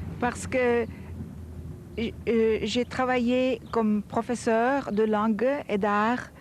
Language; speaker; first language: French; non-native, fluent; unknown